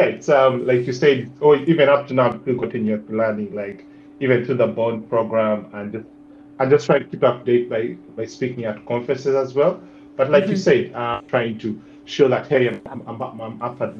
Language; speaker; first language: English; non-native, local second language; Ganda